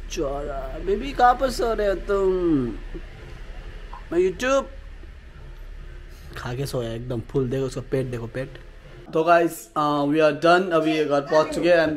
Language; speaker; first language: Hindi; non-native, local second language; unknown